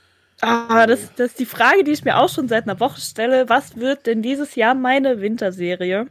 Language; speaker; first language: German; native; German